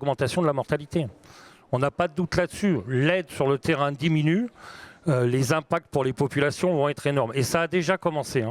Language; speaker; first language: French; native; French